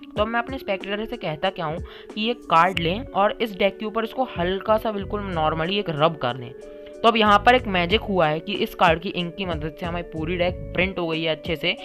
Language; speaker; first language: Hindi; native; Hindi